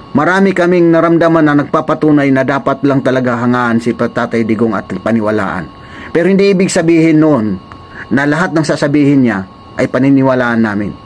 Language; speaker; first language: Filipino; non-native, local second language; Waray